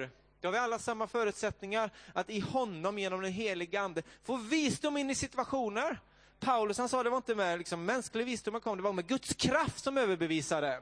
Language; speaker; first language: Swedish; native; Swedish